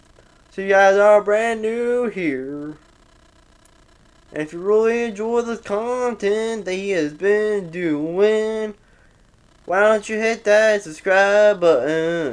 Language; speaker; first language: English; native; English